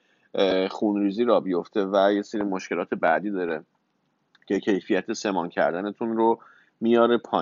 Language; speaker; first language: Persian; native; Persian